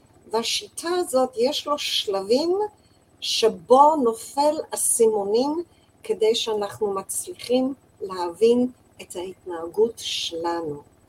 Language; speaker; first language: Hebrew; non-native, fluent; English